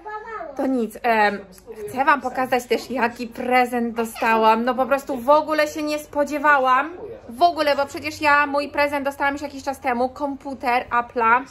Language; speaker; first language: Polish; native; Polish